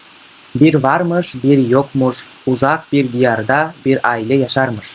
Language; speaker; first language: Turkish; non-native, fluent; Kyrgyz